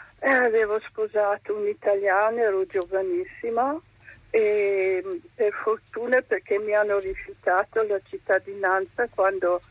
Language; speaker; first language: Italian; non-native, fluent; English